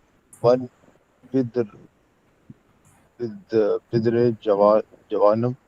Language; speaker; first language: Persian; non-native, learner; Urdu